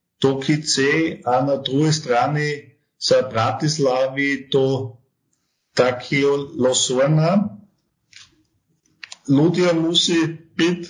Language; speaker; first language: Slovak; non-native, learner; German